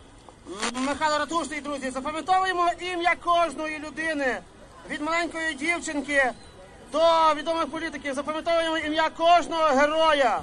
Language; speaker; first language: Ukrainian; native; Ukrainian